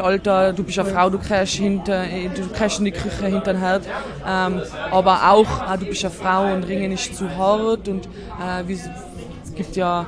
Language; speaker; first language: German; native; German